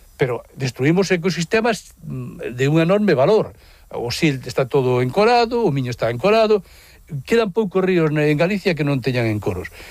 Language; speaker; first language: Galician; non-native, local second language; Spanish